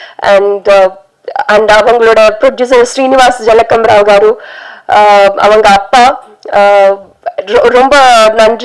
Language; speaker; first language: Tamil; non-native, learner; Telugu